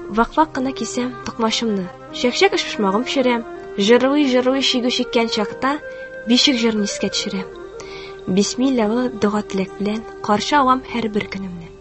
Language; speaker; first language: Tatar; early bilingual, heritage; Tatar